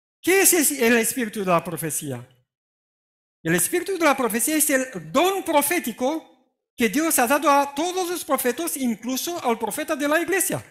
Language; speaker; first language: Spanish; non-native, fluent; Romanian